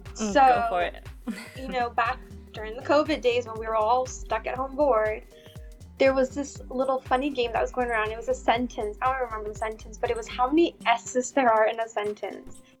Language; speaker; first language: English; native; English